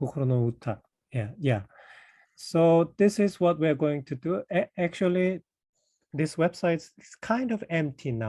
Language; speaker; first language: English; non-native, fluent; Korean